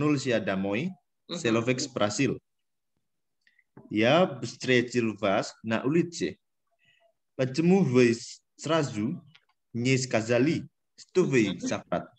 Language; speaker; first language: Russian; non-native, learner; Indonesian